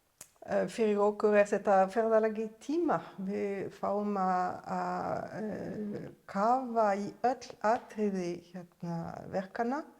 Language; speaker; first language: Icelandic; non-native, fluent; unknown